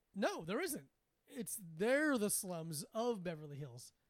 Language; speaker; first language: English; native; English